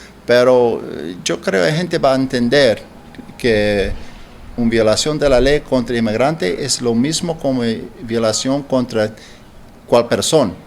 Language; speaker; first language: Spanish; non-native, learner; English